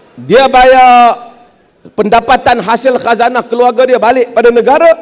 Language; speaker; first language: Malay; native; Malay